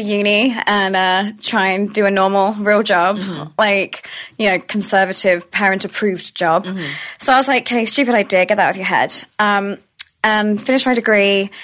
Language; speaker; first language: English; native; English